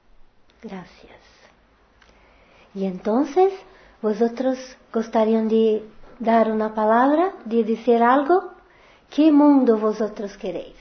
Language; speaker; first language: Spanish; non-native, fluent; Portuguese